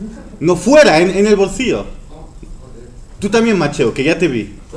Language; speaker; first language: Spanish; non-native, fluent; Dutch